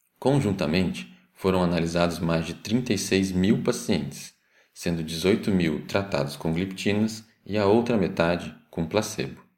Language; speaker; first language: Portuguese; native; Portuguese